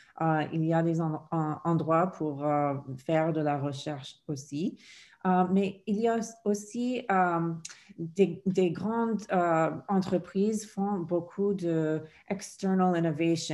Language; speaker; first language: French; non-native, fluent; English